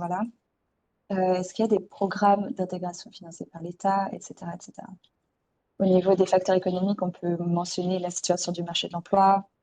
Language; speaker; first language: French; native; French